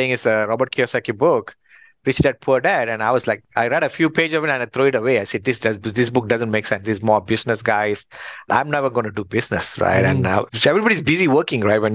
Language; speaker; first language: English; non-native, local second language; Tamil